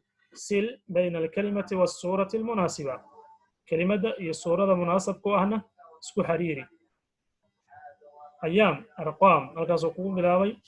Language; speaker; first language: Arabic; non-native, fluent; Somali